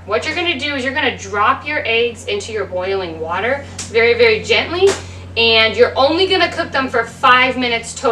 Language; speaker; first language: English; native; English